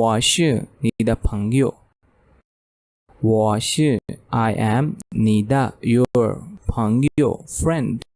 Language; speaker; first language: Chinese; non-native, fluent; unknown